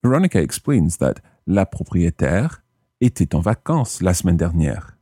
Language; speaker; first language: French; non-native, fluent; English